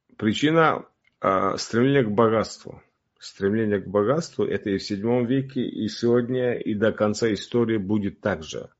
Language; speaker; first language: Russian; non-native, local second language; Uzbek